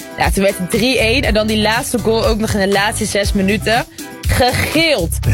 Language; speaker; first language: Dutch; early bilingual, other home language; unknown